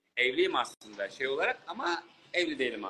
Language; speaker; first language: Turkish; native; Turkish